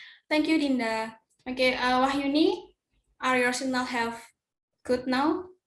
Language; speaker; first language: English; non-native, learner; Indonesian